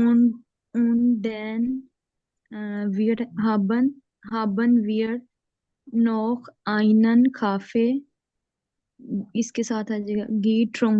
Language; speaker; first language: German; non-native, learner; Urdu